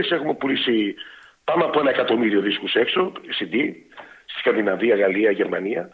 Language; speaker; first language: Greek; early bilingual, heritage; Greek